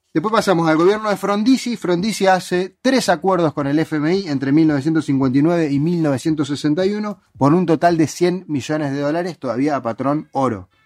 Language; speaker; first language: Spanish; native; Spanish